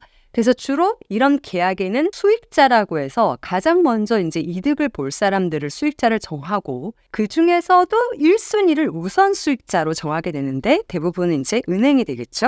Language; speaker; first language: Korean; native; Korean